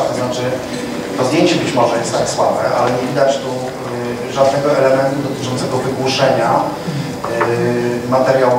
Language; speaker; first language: Polish; native; Polish